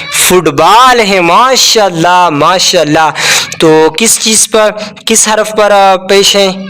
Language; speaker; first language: Urdu; non-native, local second language; Pashto